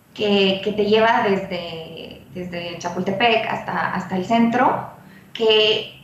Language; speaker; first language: Spanish; native; Spanish